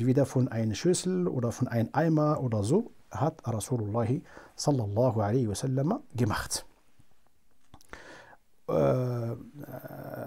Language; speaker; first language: German; non-native, fluent; Arabic